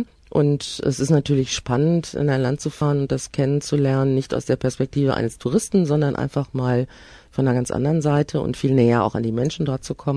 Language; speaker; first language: German; native; German